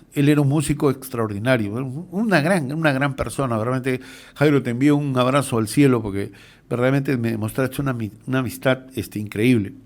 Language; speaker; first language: Spanish; native; Spanish